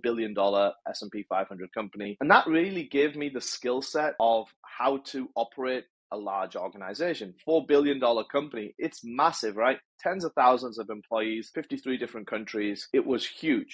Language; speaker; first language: English; native; English